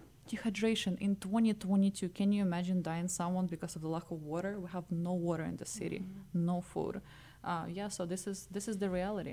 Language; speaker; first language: English; non-native, fluent; Ukrainian